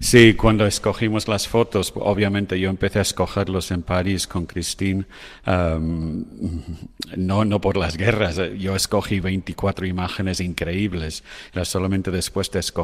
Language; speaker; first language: Spanish; non-native, fluent; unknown